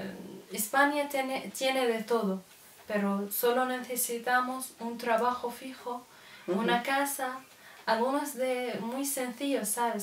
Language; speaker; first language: Spanish; non-native, learner; Arabic